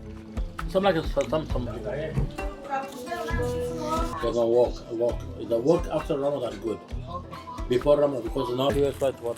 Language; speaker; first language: English; non-native, learner; Arabic